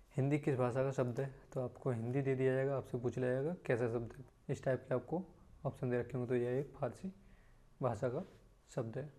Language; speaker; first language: Hindi; native; Hindi